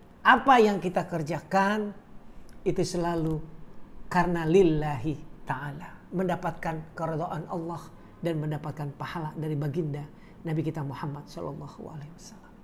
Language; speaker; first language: Indonesian; native; Indonesian